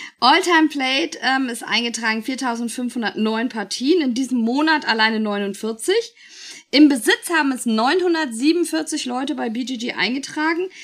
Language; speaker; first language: German; native; German